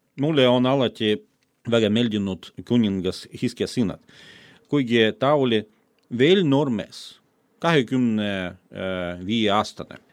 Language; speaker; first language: Estonian; non-native, fluent; Russian